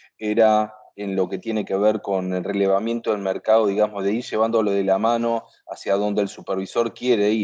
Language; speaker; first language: Spanish; native; Spanish